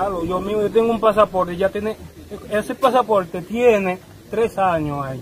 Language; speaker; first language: Spanish; non-native, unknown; Haitian Creole